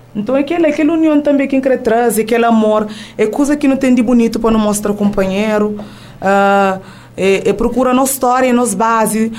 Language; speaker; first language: Portuguese; non-native, local second language; Kabuverdianu